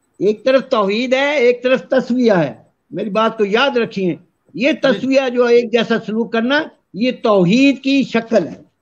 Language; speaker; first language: Urdu; non-native, local second language; Punjabi